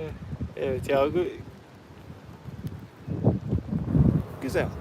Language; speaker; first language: Turkish; non-native, learner; English